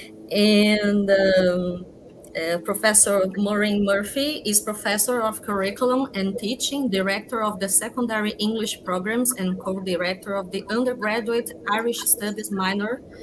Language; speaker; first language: English; non-native, fluent; Portuguese